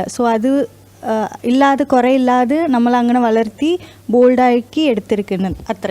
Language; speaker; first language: Malayalam; non-native, fluent; Tamil